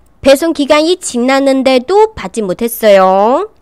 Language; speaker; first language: Korean; non-native, local second language; Chinese